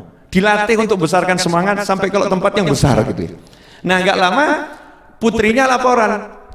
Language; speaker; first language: Indonesian; native; Indonesian